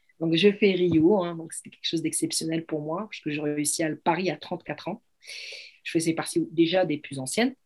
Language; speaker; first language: French; early bilingual, other home language; Arabic